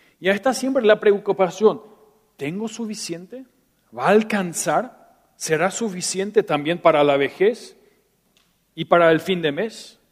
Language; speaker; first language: Spanish; non-native, local second language; German